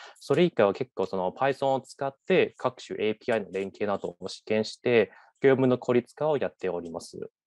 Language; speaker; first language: Japanese; non-native, fluent; Cantonese